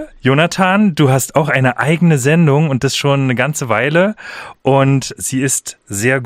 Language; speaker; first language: German; native; German